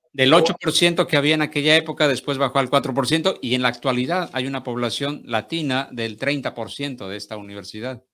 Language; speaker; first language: Spanish; native; Spanish